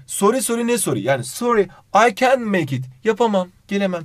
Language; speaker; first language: English; non-native, fluent; Turkish